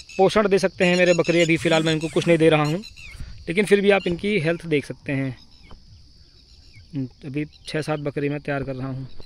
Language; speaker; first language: Hindi; native; Hindi